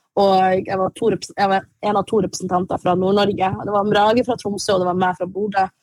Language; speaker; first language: Norwegian; early bilingual, other home language; Arabic